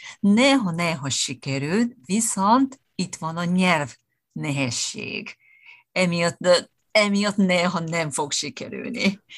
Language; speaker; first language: Hungarian; non-native, fluent; Japanese